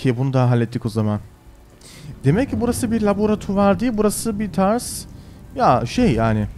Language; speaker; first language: Turkish; early bilingual, heritage; Turkish